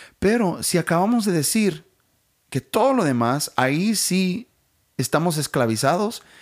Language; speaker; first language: Spanish; non-native, fluent; English